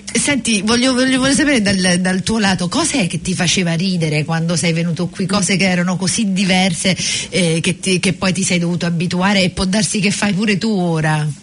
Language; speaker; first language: Italian; native; Italian